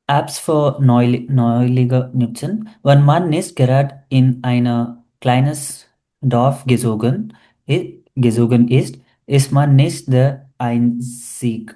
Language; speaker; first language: German; non-native, learner; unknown